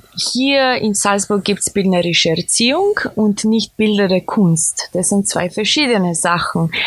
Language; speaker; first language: German; non-native, fluent; Serbian